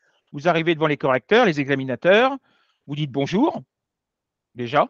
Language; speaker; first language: French; native; French